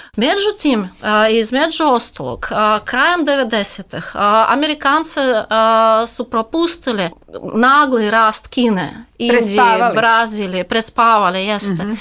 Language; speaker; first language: Serbian; non-native, fluent; Russian